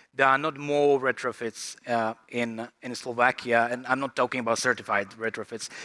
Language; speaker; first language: English; non-native, fluent; Slovak